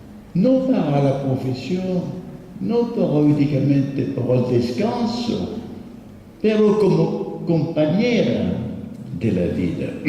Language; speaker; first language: Spanish; non-native, fluent; French